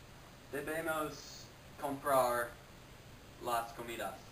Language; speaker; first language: Spanish; non-native, learner; English